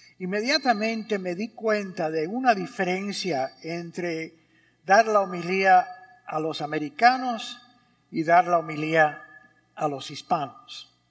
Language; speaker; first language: Spanish; early bilingual, heritage; Spanish